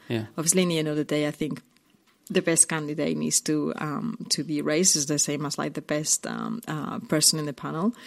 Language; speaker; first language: English; non-native, fluent; Spanish